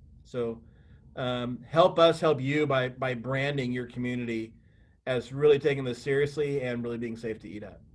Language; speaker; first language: English; native; English